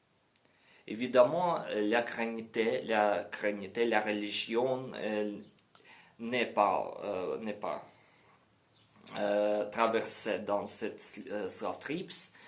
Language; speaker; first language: French; non-native, learner; Ukrainian